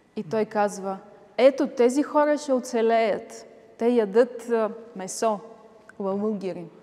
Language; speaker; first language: Bulgarian; early bilingual, heritage; Bulgarian